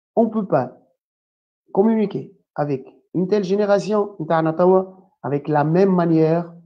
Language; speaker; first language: French; non-native, local second language; Arabic